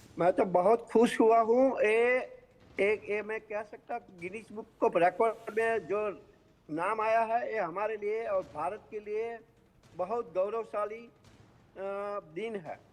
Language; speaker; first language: Hindi; non-native, local second language; Gujarati